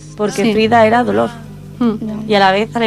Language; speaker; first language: Spanish; native; Spanish